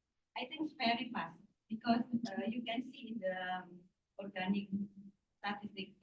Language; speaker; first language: English; non-native, learner; Indonesian